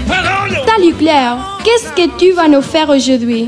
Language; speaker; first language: French; non-native, learner; Spanish